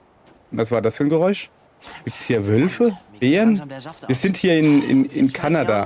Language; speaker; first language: German; native; German